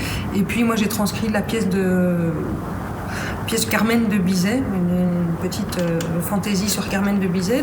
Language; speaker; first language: French; native; French